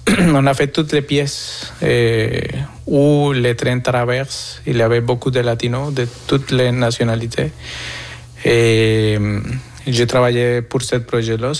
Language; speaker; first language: French; non-native, fluent; Spanish